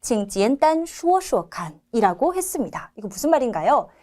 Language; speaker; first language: Korean; native; Korean